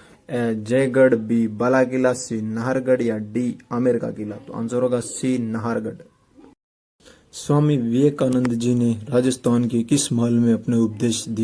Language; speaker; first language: Hindi; native; Hindi